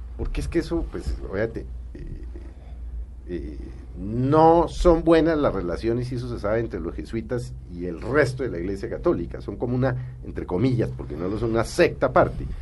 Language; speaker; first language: Spanish; native; Spanish